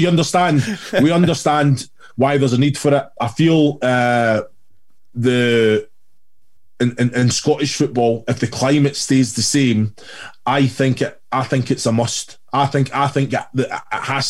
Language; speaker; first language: English; native; English